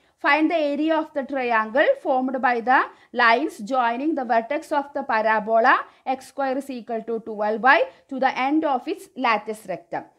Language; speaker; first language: English; non-native, local second language; Malayalam